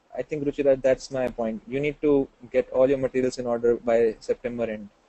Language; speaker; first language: English; non-native, local second language; Hindi